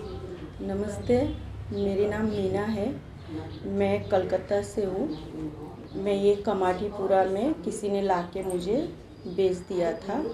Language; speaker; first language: Hindi; non-native, local second language; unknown